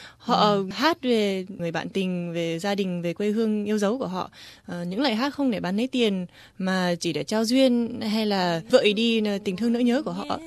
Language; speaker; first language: Vietnamese; early bilingual, heritage; Vietnamese